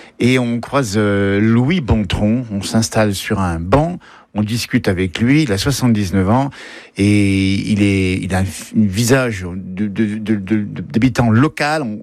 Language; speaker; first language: French; native; French